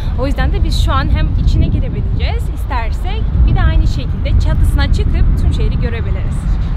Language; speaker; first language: Turkish; non-native, fluent; Russian